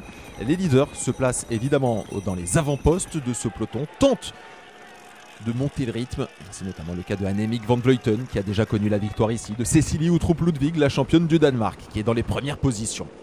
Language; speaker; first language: French; native; French